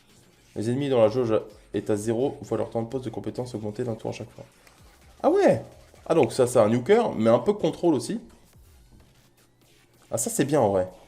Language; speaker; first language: French; native; French